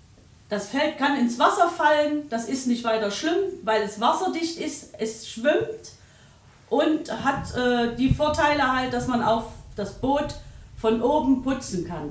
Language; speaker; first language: German; native; German